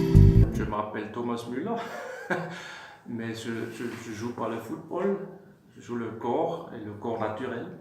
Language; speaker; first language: French; non-native, fluent; German